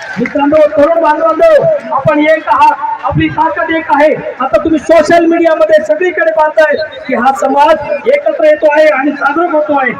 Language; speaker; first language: Marathi; non-native, local second language; Lambadi